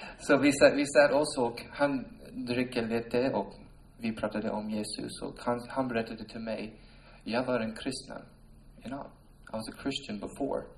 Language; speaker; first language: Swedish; non-native, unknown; English